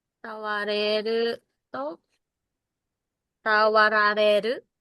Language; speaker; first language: Japanese; non-native, learner; Filipino